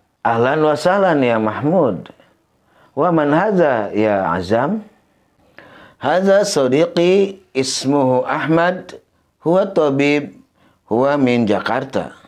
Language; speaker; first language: Arabic; non-native, learner; Indonesian